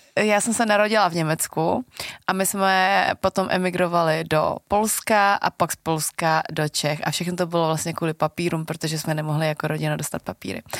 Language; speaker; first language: Czech; early bilingual, other home language; Vietnamese